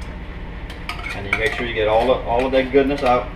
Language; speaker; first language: English; native; English